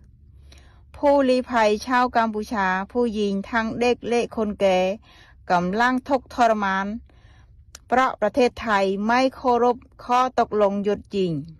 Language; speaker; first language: Thai; non-native, local second language; Khmer